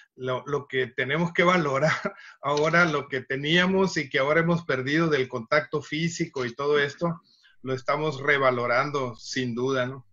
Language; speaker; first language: Spanish; native; Spanish